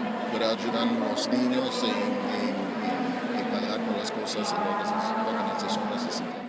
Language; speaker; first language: Spanish; non-native, learner; English